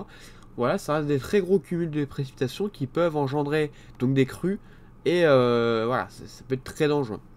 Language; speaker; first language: French; native; French